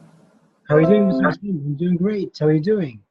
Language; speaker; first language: English; non-native, fluent; Arabic